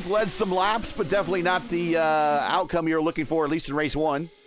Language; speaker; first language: English; native; English